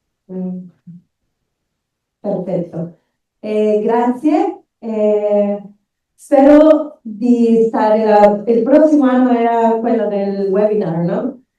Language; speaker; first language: Italian; non-native, learner; Spanish